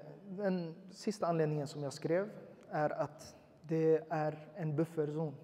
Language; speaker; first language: Swedish; early bilingual, other home language; Uyghur